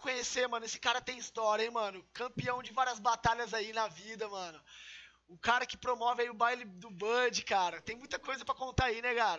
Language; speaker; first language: Portuguese; native; Portuguese